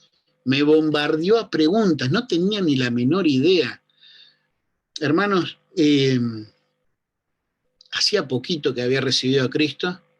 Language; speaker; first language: Spanish; native; Spanish